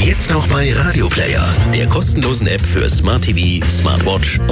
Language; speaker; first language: German; native; German